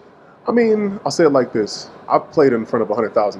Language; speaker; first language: English; native; English